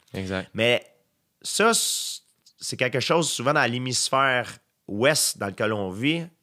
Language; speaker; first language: French; native; French